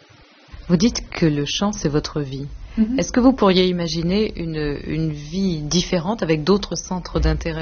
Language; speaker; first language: French; native; French